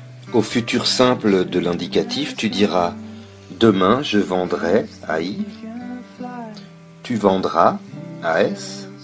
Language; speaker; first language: French; non-native, fluent; Kazakh